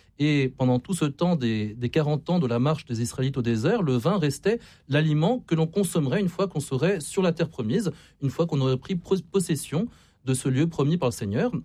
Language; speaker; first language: French; native; French